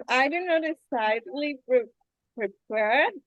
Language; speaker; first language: English; non-native, learner; Spanish